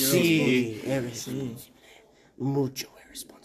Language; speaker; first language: Spanish; non-native, learner; English